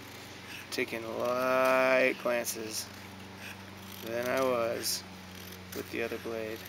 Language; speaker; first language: English; native; English